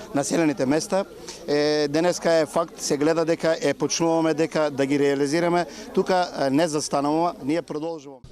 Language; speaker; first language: Macedonian; non-native, local second language; Turkish